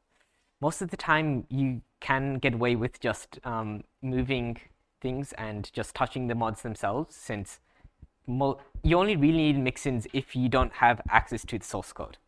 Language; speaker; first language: English; native; English